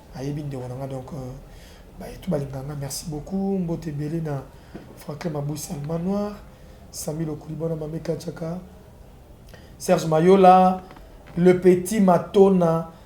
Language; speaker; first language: Lingala; native; Lingala